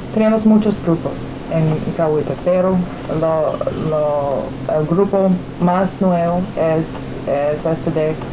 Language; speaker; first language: Spanish; non-native, learner; English